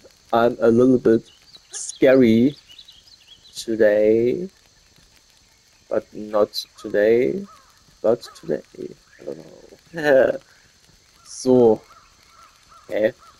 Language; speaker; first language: English; non-native, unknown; German